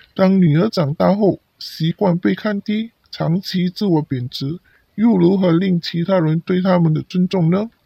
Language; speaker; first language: Chinese; non-native, local second language; Cantonese